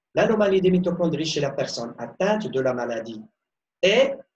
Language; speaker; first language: French; non-native, local second language; Arabic